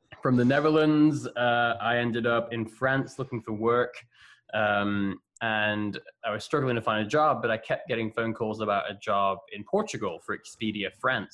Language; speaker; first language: English; native; English